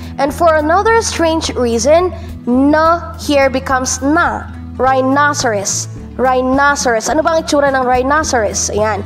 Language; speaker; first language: Filipino; native; Filipino